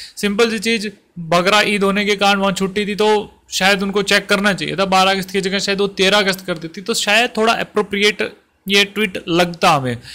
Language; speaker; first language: Hindi; native; Hindi